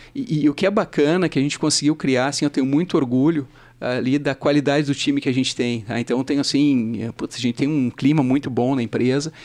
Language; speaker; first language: Portuguese; native; Portuguese